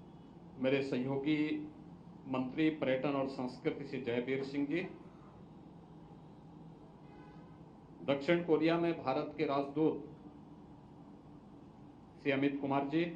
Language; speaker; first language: Hindi; native; Hindi